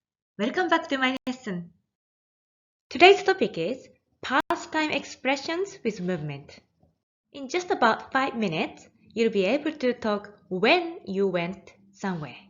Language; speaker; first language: English; non-native, fluent; Japanese